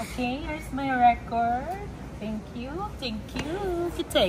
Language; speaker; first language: English; non-native, local second language; Filipino